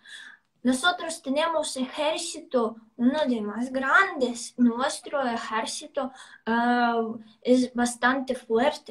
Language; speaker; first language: Spanish; non-native, fluent; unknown